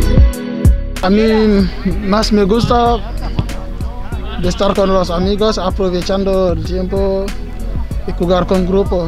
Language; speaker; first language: Spanish; non-native, learner; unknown